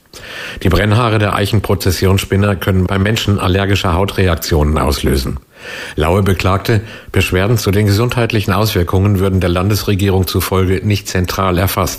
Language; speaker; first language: German; native; German